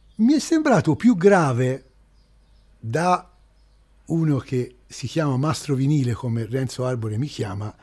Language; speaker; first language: Italian; native; Italian